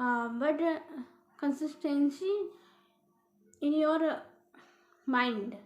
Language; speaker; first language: English; non-native, learner; Hindi